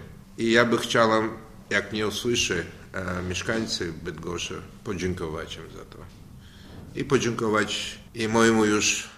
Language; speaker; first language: Polish; non-native, learner; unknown